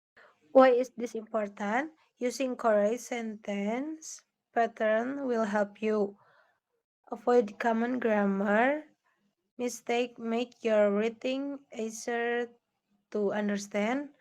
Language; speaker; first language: English; non-native, learner; Indonesian